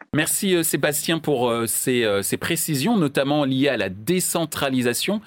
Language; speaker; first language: French; native; French